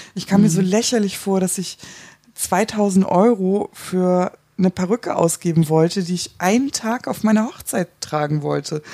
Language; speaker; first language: German; native; German